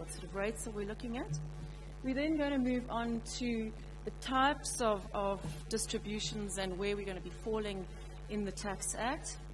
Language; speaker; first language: English; native; English